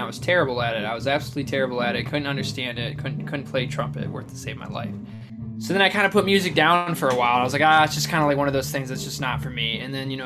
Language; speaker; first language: English; native; English